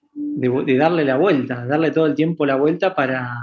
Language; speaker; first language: Spanish; native; Spanish